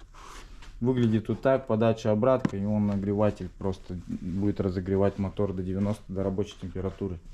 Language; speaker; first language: Russian; native; Russian